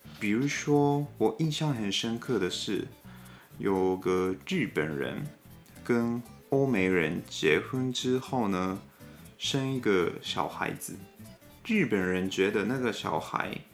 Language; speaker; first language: Chinese; non-native, fluent; Japanese